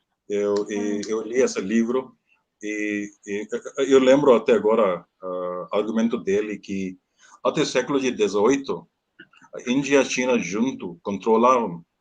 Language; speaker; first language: Portuguese; non-native, learner; Hindi